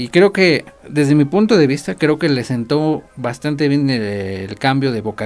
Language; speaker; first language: Spanish; native; Spanish